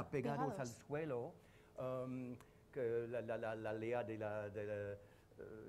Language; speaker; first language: Spanish; non-native, learner; French